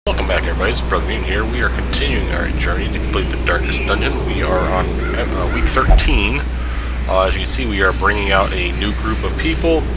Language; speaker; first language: English; native; English